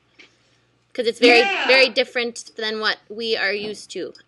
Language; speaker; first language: English; native; English